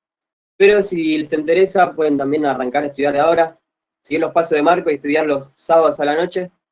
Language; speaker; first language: Spanish; native; Spanish